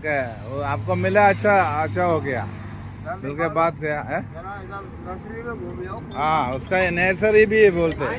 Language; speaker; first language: Hindi; non-native, local second language; Malayalam